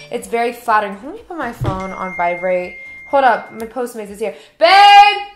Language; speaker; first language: English; native; English